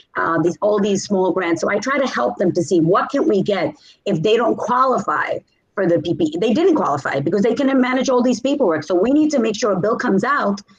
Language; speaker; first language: English; native; English